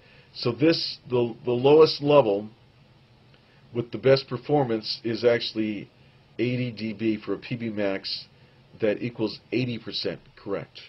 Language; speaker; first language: English; native; English